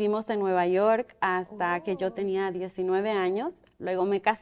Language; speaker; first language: Spanish; early bilingual, other home language; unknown